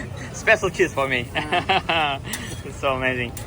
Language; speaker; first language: English; non-native, fluent; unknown